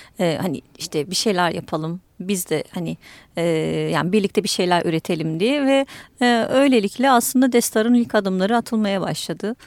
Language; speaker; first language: Turkish; native; Turkish